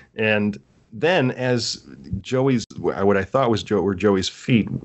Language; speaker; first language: English; native; English